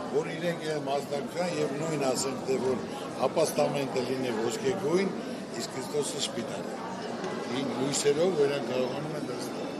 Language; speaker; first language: Armenian; native; Armenian